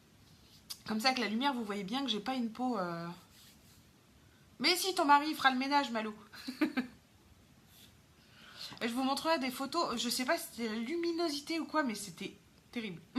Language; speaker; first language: French; native; French